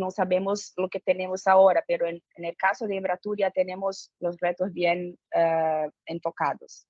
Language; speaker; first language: Spanish; non-native, fluent; Portuguese